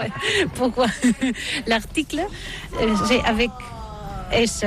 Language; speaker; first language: French; non-native, learner; Catalan